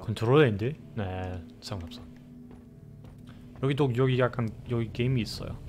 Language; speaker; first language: Korean; non-native, learner; German